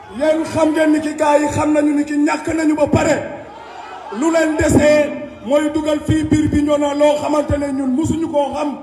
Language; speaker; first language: Wolof; non-native, local second language; Jola-Fonyi